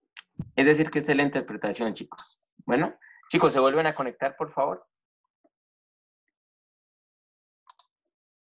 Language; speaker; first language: Spanish; native; Spanish